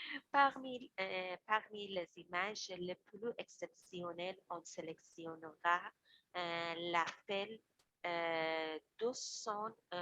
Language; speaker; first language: French; non-native, learner; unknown